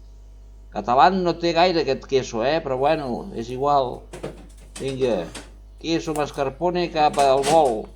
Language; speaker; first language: Catalan; non-native, local second language; Spanish